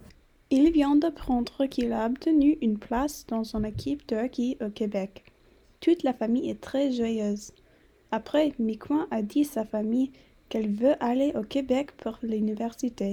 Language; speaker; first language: French; non-native, learner; English